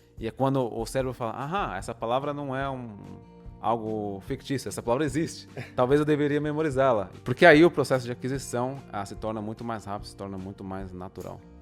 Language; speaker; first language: Portuguese; native; Portuguese